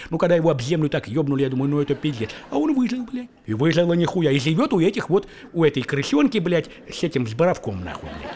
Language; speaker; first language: Russian; native; Russian